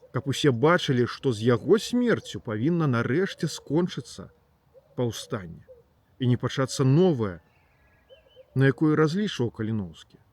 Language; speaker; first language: Belarusian; native; Belarusian